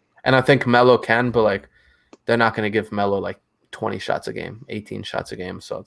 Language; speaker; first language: English; native; English